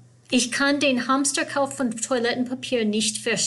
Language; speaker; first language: German; non-native, fluent; English